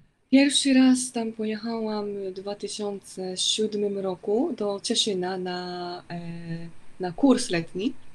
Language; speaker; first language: Polish; non-native, fluent; Japanese